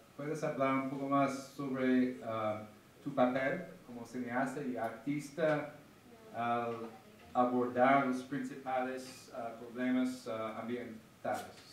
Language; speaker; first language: Spanish; non-native, learner; English